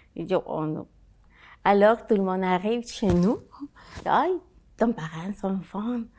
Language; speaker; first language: French; non-native, fluent; Spanish